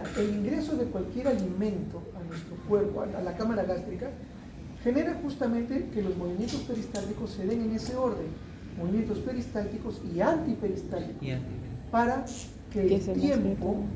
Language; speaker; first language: Spanish; native; Spanish